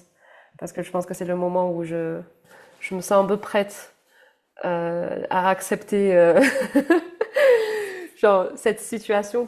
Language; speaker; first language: French; non-native, fluent; Chinese